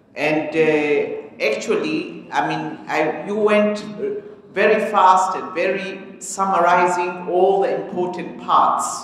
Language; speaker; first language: English; early bilingual, other home language; Arabic